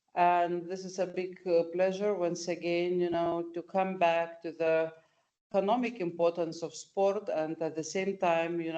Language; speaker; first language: English; non-native, fluent; Lithuanian